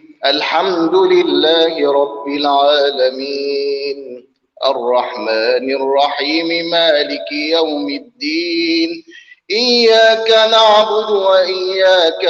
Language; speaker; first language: Arabic; native; Arabic